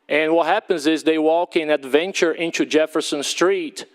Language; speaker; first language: English; non-native, fluent; Portuguese